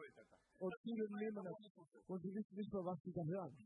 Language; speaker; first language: German; non-native, fluent; Russian